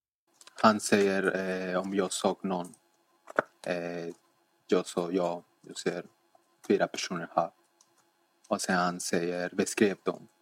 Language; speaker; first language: Swedish; non-native, fluent; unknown